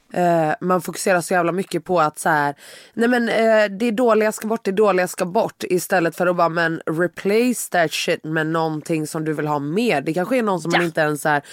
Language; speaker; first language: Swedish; native; Swedish